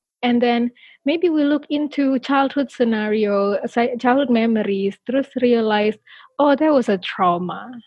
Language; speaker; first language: English; non-native, fluent; Indonesian